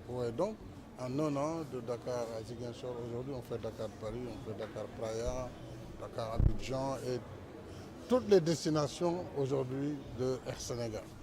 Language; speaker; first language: French; non-native, local second language; Fula